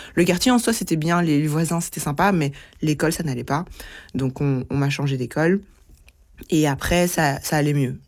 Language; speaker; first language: French; early bilingual, other home language; Lingala